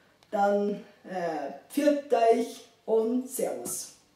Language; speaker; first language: German; non-native, fluent; Bulgarian